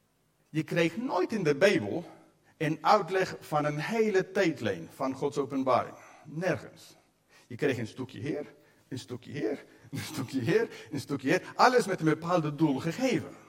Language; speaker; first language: Dutch; non-native, fluent; English